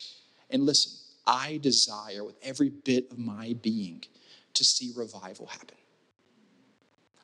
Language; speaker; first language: English; native; English